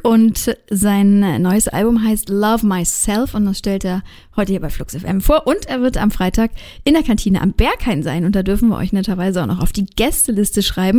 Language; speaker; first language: German; native; German